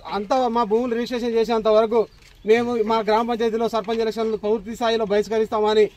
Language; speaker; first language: Telugu; non-native, local second language; Lambadi